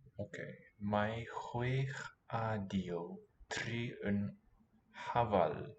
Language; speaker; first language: Welsh; non-native, learner; English